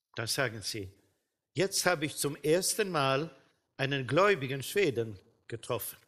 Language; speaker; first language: German; non-native, fluent; Swedish